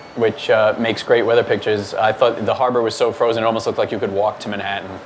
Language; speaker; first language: English; native; English